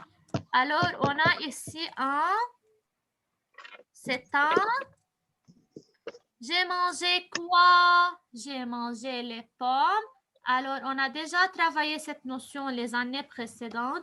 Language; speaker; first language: French; non-native, local second language; Arabic